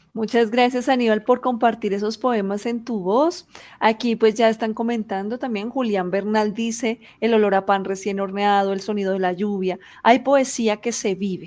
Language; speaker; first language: Spanish; native; Spanish